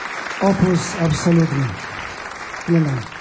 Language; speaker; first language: German; non-native, fluent; Polish